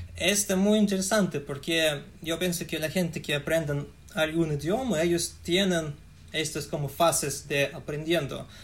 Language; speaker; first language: Spanish; non-native, fluent; Russian